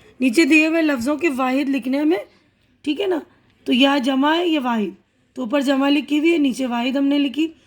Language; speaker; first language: Urdu; native; Urdu